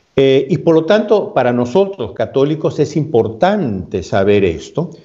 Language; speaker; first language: Spanish; native; Spanish